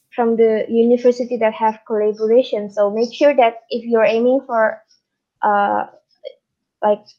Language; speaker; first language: English; non-native, fluent; Indonesian